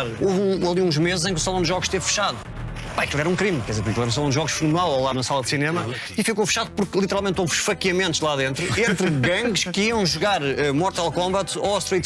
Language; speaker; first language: Portuguese; native; Portuguese